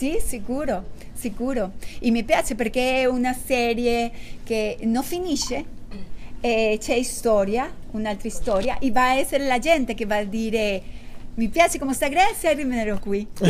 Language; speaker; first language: Italian; non-native, learner; Spanish